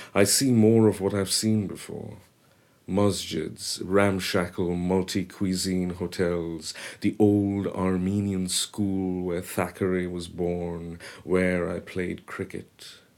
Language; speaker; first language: English; non-native, local second language; Bangla